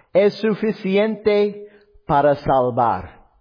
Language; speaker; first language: Spanish; non-native, learner; English